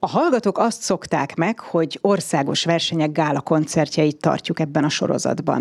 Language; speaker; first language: Hungarian; native; Hungarian